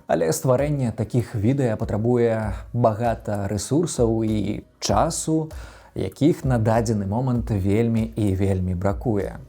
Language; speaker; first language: Belarusian; non-native, local second language; Russian